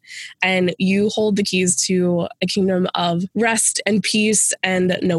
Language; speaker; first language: English; native; English